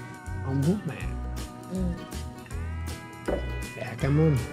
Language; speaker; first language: Vietnamese; non-native, learner; English